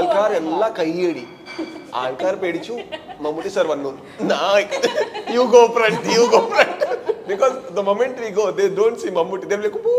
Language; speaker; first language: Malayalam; non-native, learner; Kannada